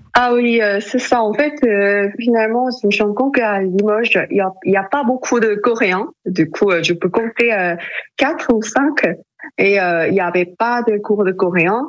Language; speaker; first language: French; non-native, fluent; Korean